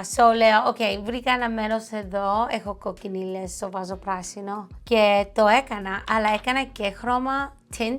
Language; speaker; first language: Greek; early bilingual, heritage; Greek